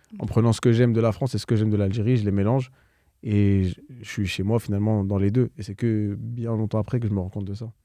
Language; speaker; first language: French; native; French